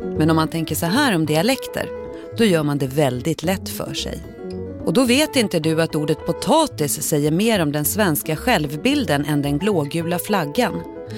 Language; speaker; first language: Swedish; native; Swedish